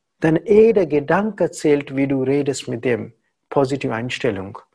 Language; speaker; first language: German; non-native, learner; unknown